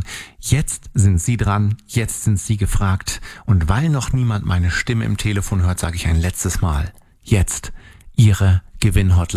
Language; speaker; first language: German; native; German